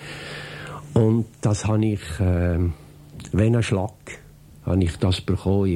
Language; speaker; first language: German; native; German